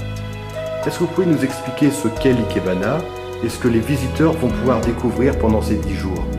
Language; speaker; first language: French; native; French